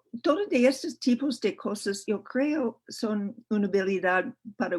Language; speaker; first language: Spanish; non-native, learner; English